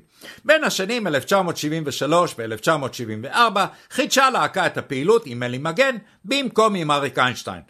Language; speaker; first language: Hebrew; native; Hebrew